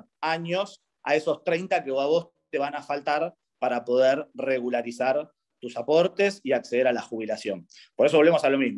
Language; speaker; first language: Spanish; native; Spanish